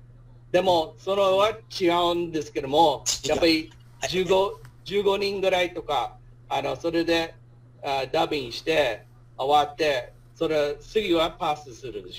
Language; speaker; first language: Japanese; non-native, fluent; English